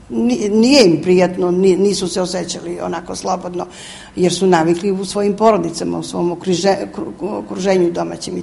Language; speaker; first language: Serbian; native; Serbian